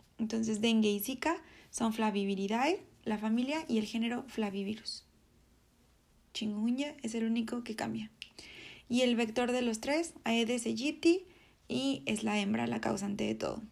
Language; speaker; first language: Spanish; native; Spanish